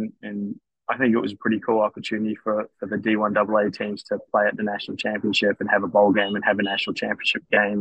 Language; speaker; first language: English; native; English